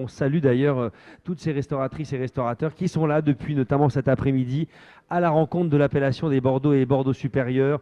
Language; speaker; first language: French; native; French